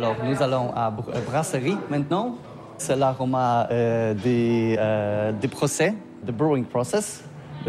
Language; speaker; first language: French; non-native, learner; Polish